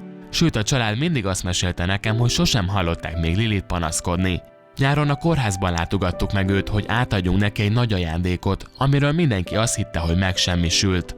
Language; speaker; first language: Hungarian; native; Hungarian